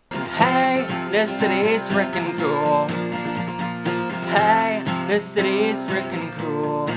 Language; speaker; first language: English; native; English